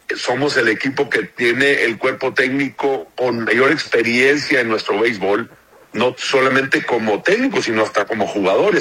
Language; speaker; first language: Spanish; native; Spanish